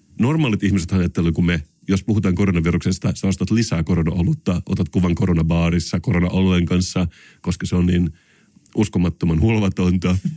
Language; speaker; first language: Finnish; non-native, local second language; Swedish